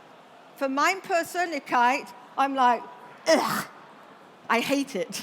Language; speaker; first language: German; non-native, learner; English